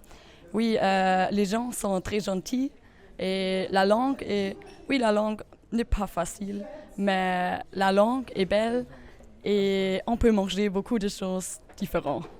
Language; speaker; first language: French; non-native, learner; German